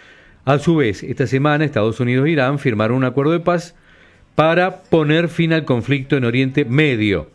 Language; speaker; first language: Spanish; native; Spanish